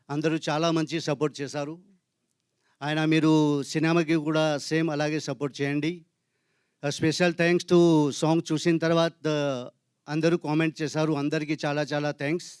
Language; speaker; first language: Telugu; non-native, local second language; Hindi